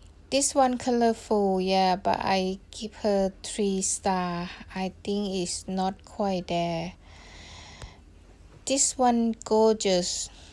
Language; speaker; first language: English; non-native, learner; Thai